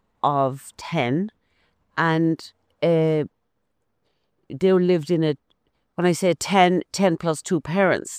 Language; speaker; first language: English; native; English